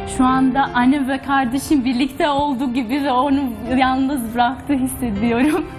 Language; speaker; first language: Turkish; non-native, learner; Albanian